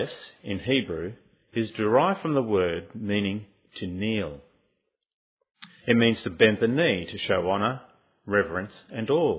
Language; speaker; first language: English; native; English